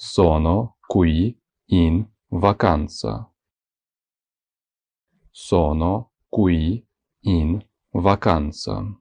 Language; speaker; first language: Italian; non-native, fluent; Ukrainian